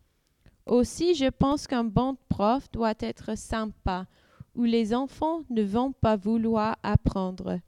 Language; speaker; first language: French; non-native, learner; English